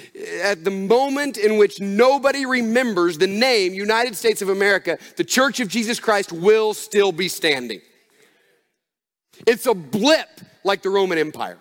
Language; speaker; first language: English; native; English